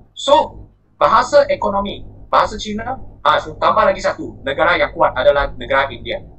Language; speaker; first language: Malay; non-native, local second language; Chinese